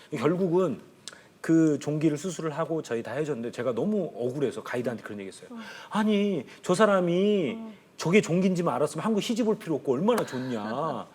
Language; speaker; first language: Korean; native; Korean